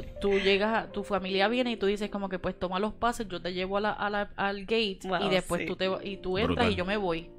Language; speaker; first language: Spanish; native; Spanish